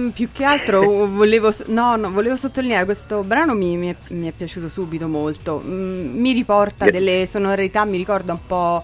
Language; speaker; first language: Italian; native; Italian